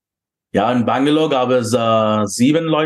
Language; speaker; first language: German; non-native, fluent; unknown